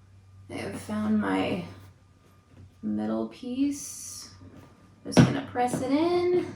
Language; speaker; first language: English; native; English